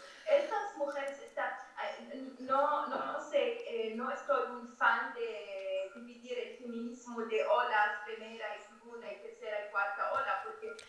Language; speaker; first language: Spanish; non-native, fluent; Arabic